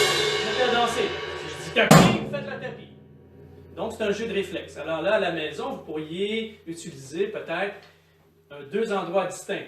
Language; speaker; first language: French; native; French